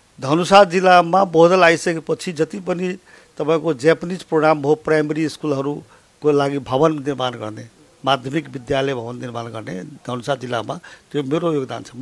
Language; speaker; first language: Nepali; non-native, local second language; Maithili